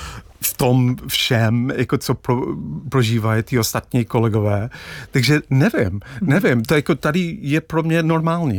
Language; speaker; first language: Czech; non-native, fluent; English